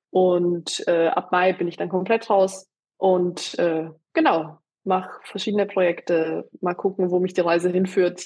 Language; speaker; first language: German; early bilingual, other home language; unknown